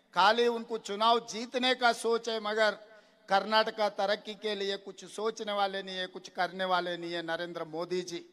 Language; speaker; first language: Hindi; non-native, local second language; Telugu